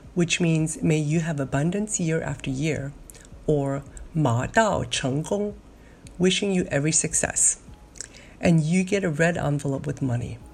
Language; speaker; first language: English; non-native, local second language; Cantonese